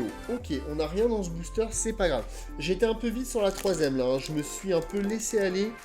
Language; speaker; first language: French; native; French